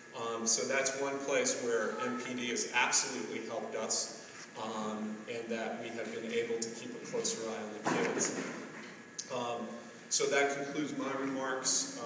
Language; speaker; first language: English; native; English